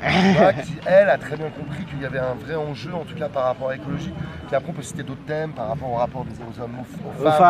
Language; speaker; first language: French; native; French